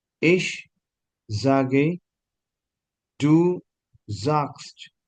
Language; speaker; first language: German; non-native, fluent; Hindi